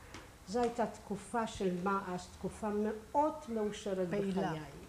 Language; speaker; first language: Hebrew; non-native, fluent; Polish